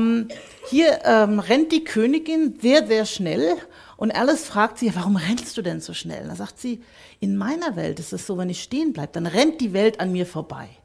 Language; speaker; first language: German; native; German